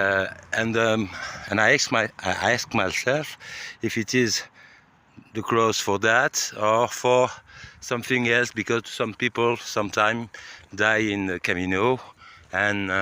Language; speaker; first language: English; non-native, learner; French